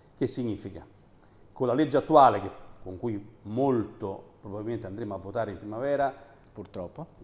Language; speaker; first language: Italian; native; Italian